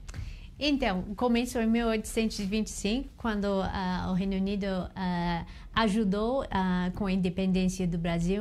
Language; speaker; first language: Portuguese; non-native, learner; English